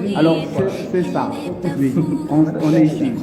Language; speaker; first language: French; non-native, learner; Portuguese